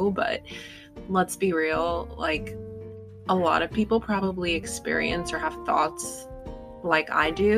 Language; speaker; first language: English; native; English